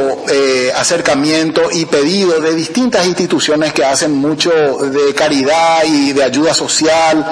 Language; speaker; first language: Spanish; native; Spanish